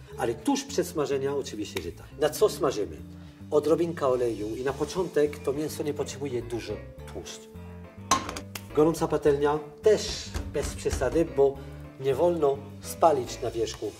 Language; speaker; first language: Polish; non-native, fluent; French